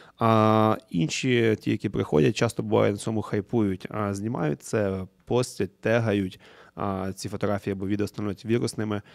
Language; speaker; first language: Ukrainian; native; Ukrainian